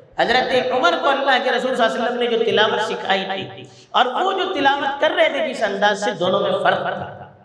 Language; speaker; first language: Urdu; non-native, local second language; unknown